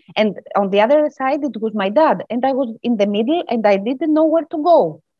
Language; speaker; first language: English; non-native, fluent; Greek